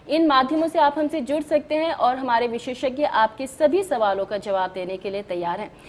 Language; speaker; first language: Hindi; native; Hindi